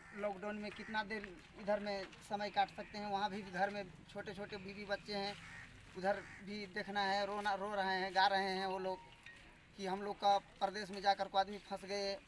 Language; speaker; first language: Hindi; native; Hindi